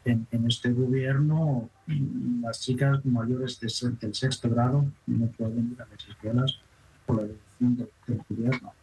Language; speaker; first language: Spanish; non-native, fluent; Persian